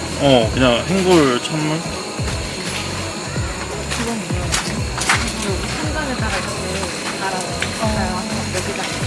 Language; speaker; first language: Korean; native; Korean